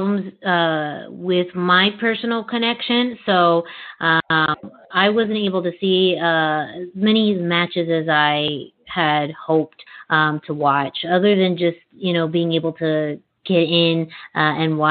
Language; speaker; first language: English; non-native, fluent; Spanish